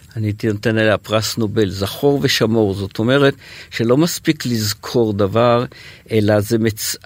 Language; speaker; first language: Hebrew; native; Hebrew